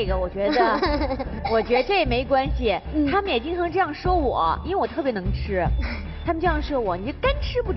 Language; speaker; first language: Chinese; native; Chinese